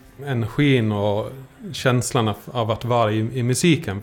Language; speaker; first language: Swedish; non-native, fluent; English